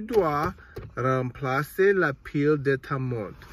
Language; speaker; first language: French; non-native, learner; English